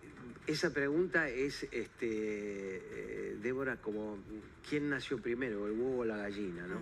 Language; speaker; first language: Spanish; native; Spanish